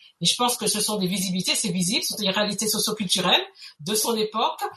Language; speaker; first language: French; native; French